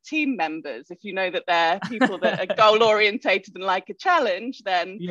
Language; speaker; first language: English; native; English